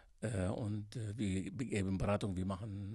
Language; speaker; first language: German; non-native, learner; Arabic